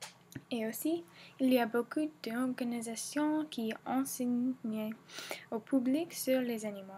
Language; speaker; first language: French; non-native, learner; English